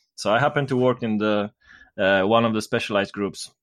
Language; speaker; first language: English; non-native, fluent; Polish